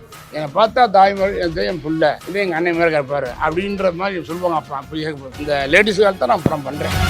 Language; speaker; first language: Tamil; native; Tamil